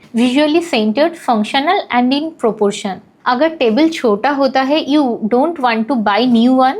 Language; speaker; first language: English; non-native, local second language; Hindi